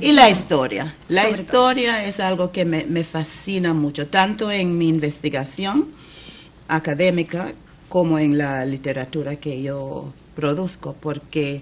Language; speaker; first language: Spanish; non-native, fluent; English